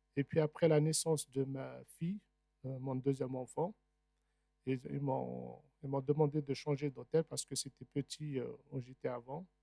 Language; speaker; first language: French; non-native, local second language; Arabic